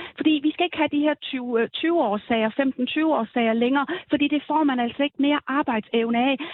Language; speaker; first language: Danish; native; Danish